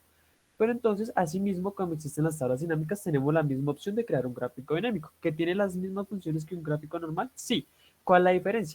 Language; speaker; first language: Spanish; native; Spanish